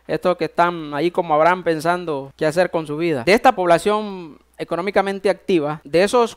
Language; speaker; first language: Spanish; native; Spanish